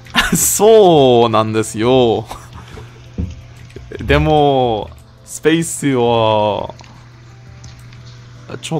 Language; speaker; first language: Japanese; non-native, learner; English